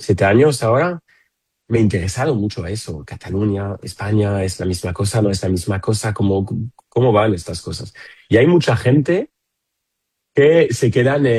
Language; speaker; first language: Spanish; non-native, fluent; French